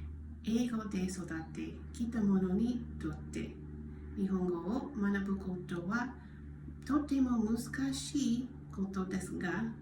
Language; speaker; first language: Japanese; non-native, learner; English